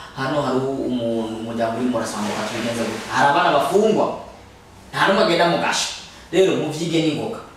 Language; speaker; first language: Rundi; native; Rundi